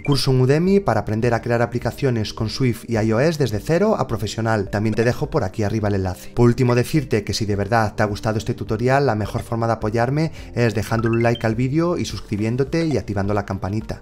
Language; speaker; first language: Spanish; native; Spanish